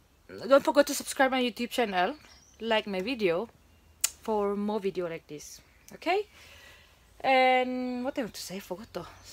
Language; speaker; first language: English; non-native, local second language; Malay